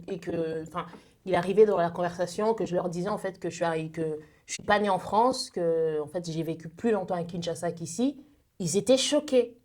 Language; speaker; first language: French; early bilingual, other home language; Lingala